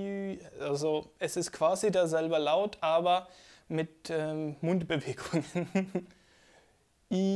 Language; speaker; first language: German; non-native, fluent; Swedish